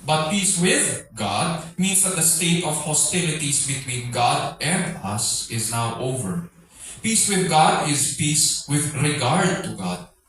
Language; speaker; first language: English; non-native, local second language; Filipino